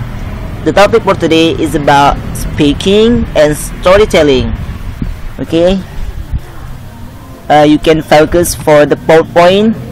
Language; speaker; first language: English; non-native, learner; Indonesian